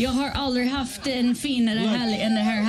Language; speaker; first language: Swedish; non-native, fluent; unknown